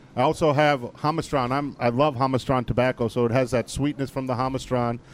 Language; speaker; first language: English; native; English